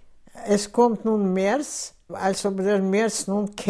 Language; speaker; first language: German; non-native, fluent; Russian